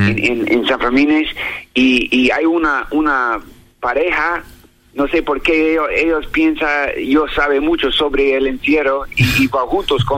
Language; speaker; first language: Spanish; non-native, learner; English